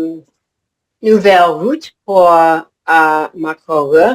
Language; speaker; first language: French; non-native, learner; English